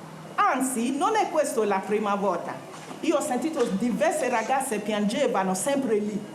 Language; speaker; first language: Italian; non-native, fluent; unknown